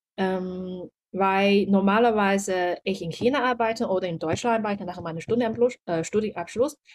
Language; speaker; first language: German; non-native, learner; Chinese